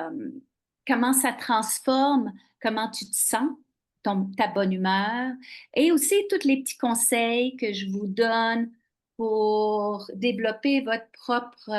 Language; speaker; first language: French; non-native, local second language; English